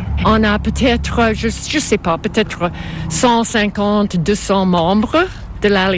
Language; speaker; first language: French; non-native, local second language; English